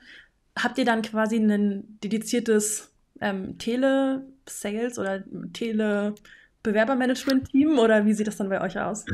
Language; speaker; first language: German; native; German